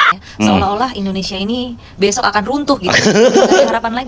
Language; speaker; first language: Indonesian; native; Indonesian